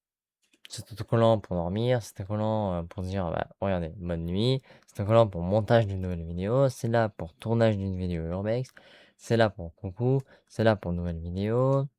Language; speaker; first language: French; native; French